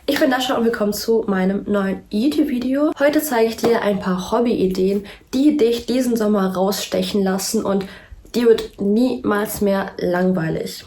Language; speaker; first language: German; early bilingual, other home language; Russian